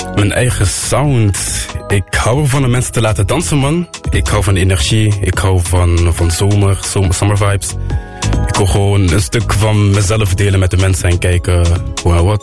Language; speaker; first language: Dutch; non-native, local second language; French